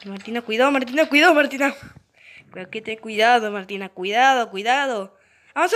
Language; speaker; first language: Spanish; native; Spanish